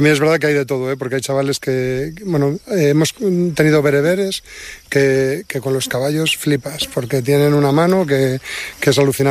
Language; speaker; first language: Spanish; native; Spanish